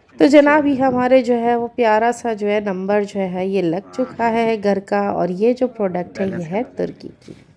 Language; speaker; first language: Urdu; native; Urdu